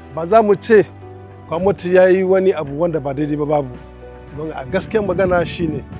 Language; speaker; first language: Hausa; non-native, local second language; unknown